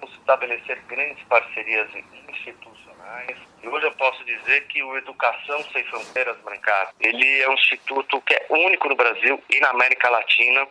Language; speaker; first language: Portuguese; native; Portuguese